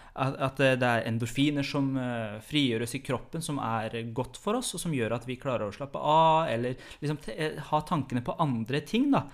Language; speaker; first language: Norwegian; non-native, fluent; Persian